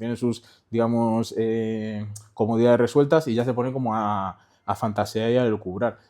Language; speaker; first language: Spanish; early bilingual, other home language; Haitian Creole